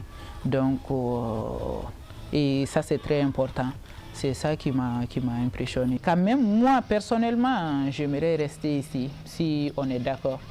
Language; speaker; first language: French; non-native, local second language; Bambara